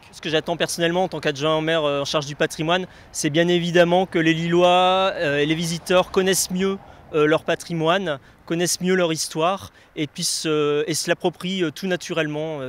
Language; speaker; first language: French; native; French